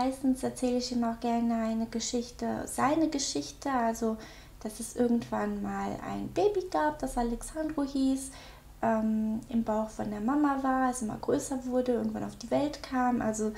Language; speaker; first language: German; native; German